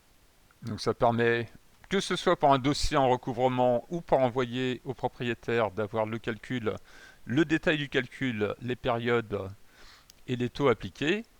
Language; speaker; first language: French; native; French